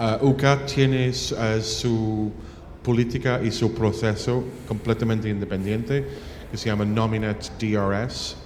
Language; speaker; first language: Spanish; non-native, fluent; English